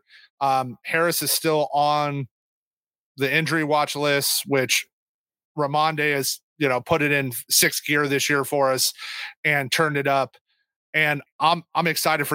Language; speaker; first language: English; native; English